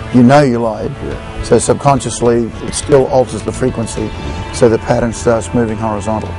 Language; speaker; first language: English; native; English